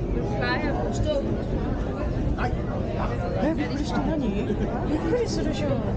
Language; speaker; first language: Danish; non-native, learner; Japanese